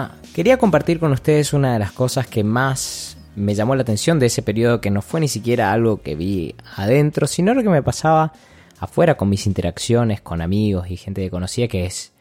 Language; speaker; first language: Spanish; native; Spanish